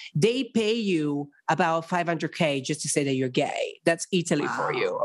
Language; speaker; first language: English; non-native, fluent; Italian